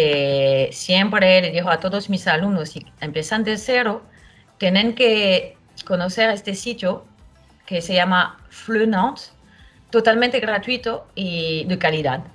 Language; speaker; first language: Spanish; non-native, fluent; French